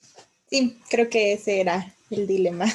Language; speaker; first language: Spanish; native; Spanish